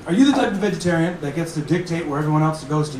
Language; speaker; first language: English; native; English